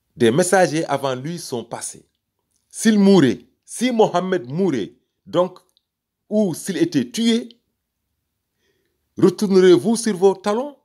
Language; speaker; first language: French; native; French